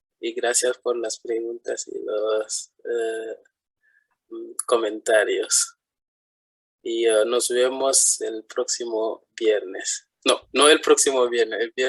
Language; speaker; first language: Spanish; non-native, fluent; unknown